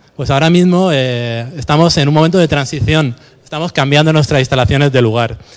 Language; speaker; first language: Spanish; native; Spanish